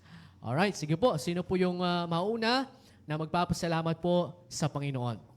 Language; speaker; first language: Filipino; native; Filipino